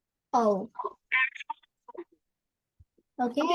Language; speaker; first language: English; non-native, learner; Vietnamese